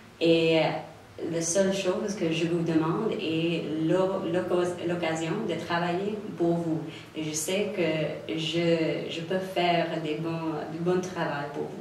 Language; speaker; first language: French; non-native, local second language; English